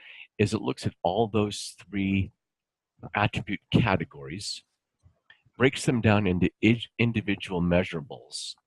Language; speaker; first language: English; native; English